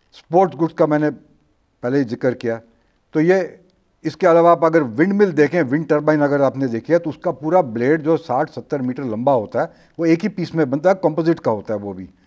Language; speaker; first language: Hindi; non-native, local second language; Marathi